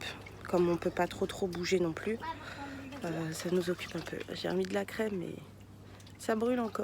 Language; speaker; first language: French; native; French